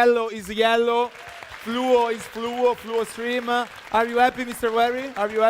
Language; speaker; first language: English; non-native, fluent; Italian